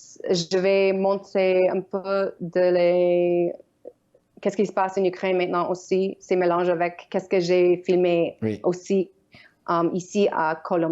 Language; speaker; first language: French; non-native, learner; Ukrainian